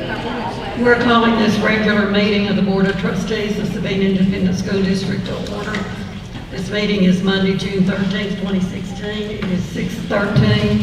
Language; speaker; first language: English; native; English